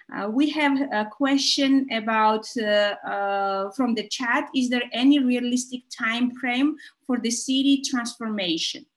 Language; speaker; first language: English; non-native, fluent; Georgian